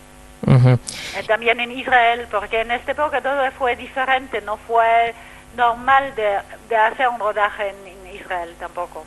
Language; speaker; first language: Spanish; non-native, fluent; German